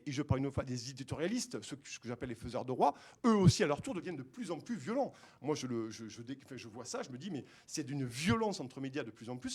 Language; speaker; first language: French; native; French